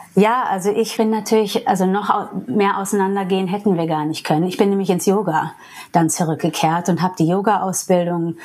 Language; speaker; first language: German; non-native, fluent; English